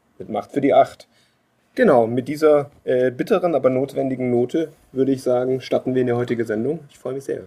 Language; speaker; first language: German; native; German